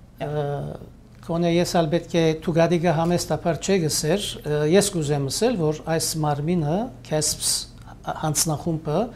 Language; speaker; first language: Armenian; native; Armenian